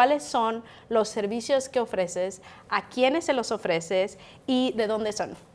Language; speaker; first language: Spanish; native; Spanish